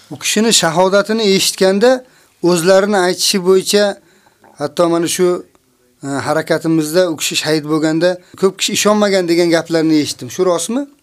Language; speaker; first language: Uzbek; native; Uzbek